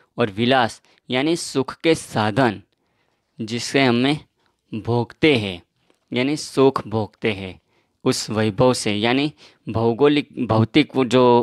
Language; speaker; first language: Hindi; non-native, local second language; Gujarati